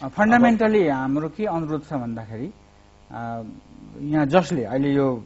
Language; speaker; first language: Nepali; native; Nepali